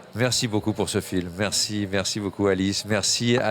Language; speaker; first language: French; native; French